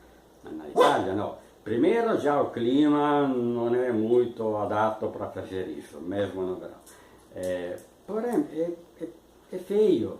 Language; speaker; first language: Portuguese; non-native, fluent; Italian